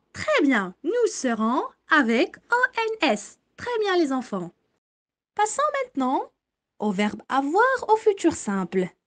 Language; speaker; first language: French; non-native, local second language; Arabic